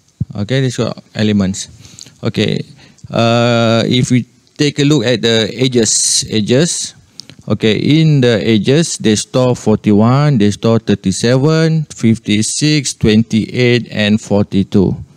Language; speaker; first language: English; non-native, local second language; Malay